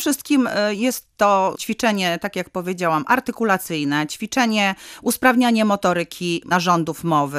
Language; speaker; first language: Polish; native; Polish